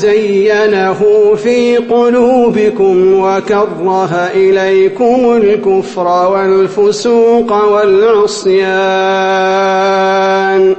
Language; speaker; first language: Arabic; native; Arabic